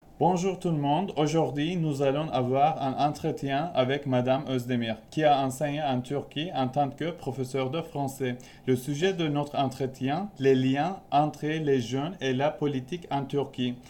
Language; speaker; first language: French; non-native, fluent; Turkish